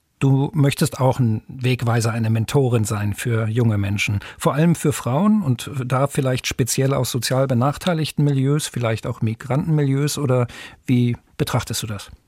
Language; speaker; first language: German; native; German